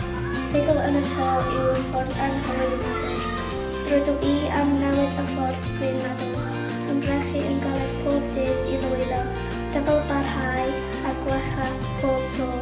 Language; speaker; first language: Welsh; non-native, local second language; English